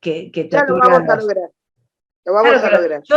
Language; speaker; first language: Spanish; native; Spanish